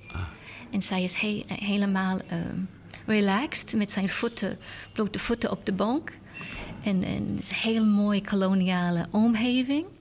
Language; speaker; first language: Dutch; non-native, learner; English